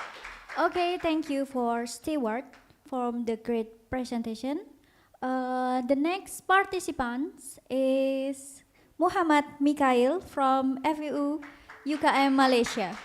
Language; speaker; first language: English; non-native, learner; Indonesian